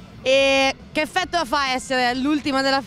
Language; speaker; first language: Italian; native; Italian